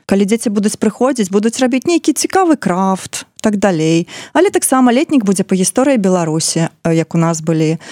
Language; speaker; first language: Belarusian; non-native, local second language; Russian